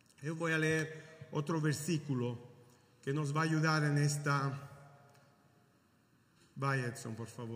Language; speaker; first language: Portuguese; non-native, learner; Italian